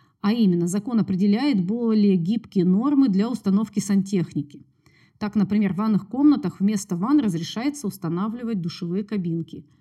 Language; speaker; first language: Russian; native; Russian